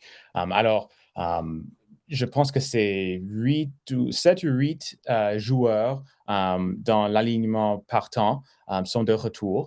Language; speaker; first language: French; non-native, fluent; English